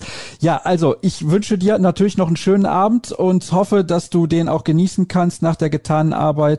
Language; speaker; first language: German; native; German